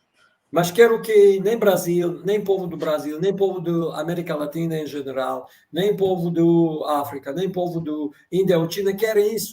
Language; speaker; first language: Portuguese; non-native, fluent; Russian